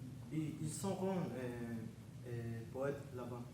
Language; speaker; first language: French; non-native, learner; Spanish